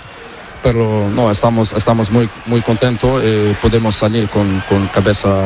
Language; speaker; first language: Spanish; non-native, learner; Portuguese